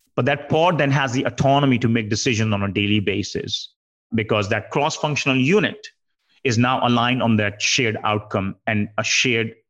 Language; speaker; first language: English; non-native, local second language; Hindi